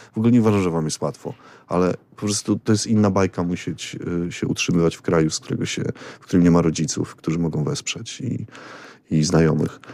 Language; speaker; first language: Polish; native; Polish